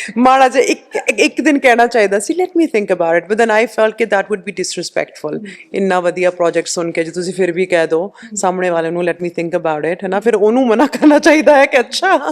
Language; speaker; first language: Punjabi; early bilingual, heritage; Punjabi